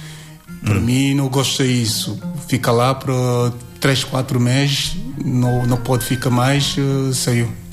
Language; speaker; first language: Portuguese; non-native, learner; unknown